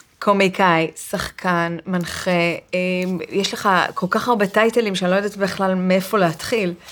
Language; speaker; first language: Hebrew; native; Hebrew